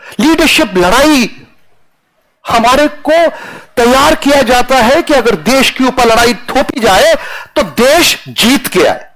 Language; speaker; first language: Hindi; non-native, local second language; Punjabi